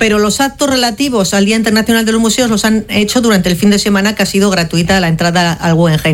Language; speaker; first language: Spanish; native; Spanish